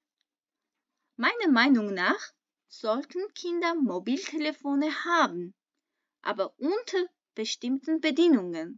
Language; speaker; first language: German; non-native, fluent; Armenian